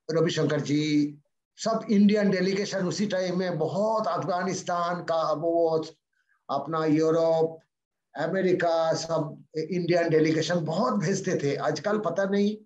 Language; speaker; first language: Hindi; non-native, local second language; Bangla